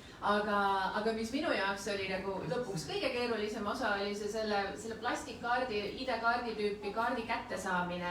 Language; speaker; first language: Estonian; native; Estonian